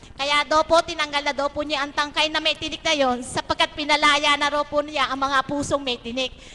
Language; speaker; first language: Filipino; native; Filipino